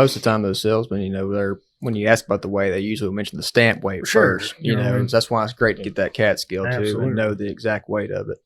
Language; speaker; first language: English; native; English